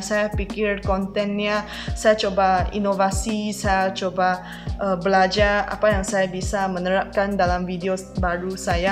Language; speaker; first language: Indonesian; non-native, fluent; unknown